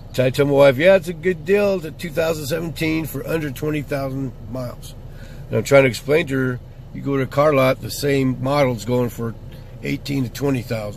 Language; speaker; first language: English; native; English